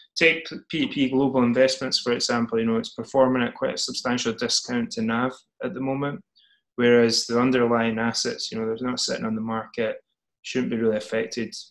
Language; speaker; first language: English; native; English